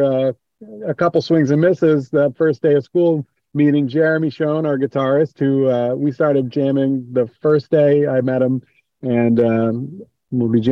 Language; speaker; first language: English; native; English